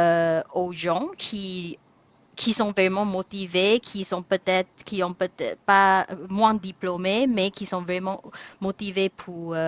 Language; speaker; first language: French; non-native, fluent; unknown